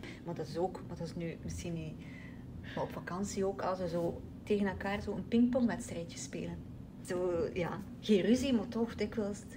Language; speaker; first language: Dutch; native; Dutch